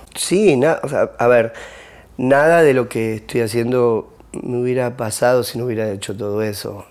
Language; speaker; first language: Spanish; native; Spanish